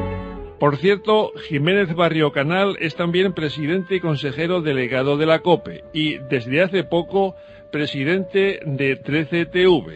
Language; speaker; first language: Spanish; native; Spanish